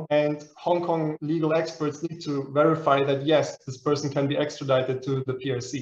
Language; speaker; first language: English; non-native, fluent; German